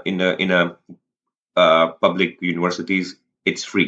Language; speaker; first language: English; non-native, local second language; Rajasthani